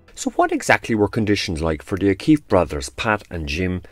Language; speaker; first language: English; native; English